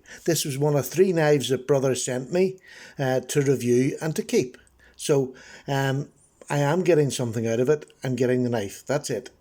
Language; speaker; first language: English; native; English